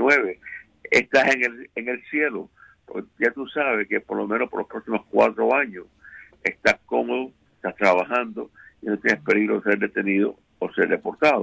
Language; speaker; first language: Spanish; native; Spanish